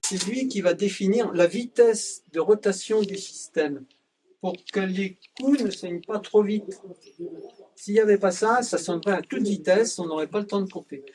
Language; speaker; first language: French; native; French